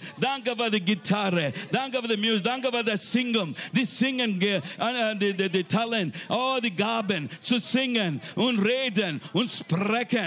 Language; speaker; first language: German; non-native, learner; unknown